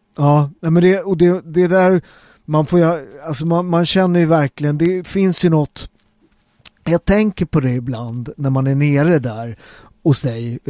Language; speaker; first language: Swedish; native; Swedish